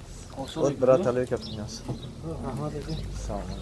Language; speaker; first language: Russian; non-native, learner; Tajik